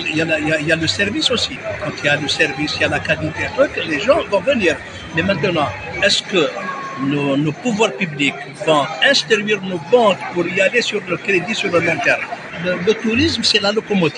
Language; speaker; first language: French; non-native, local second language; Arabic